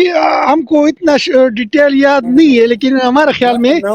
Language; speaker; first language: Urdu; non-native, local second language; Pashto